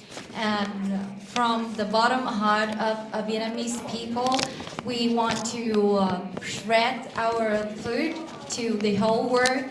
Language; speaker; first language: English; non-native, learner; Vietnamese